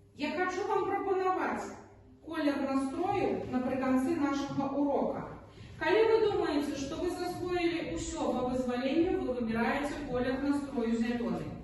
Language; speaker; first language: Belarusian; native; Belarusian